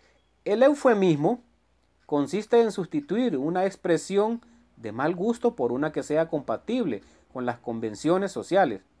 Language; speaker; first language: Spanish; native; Spanish